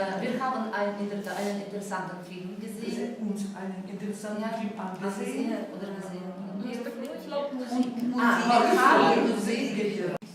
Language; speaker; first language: German; non-native, fluent; Ukrainian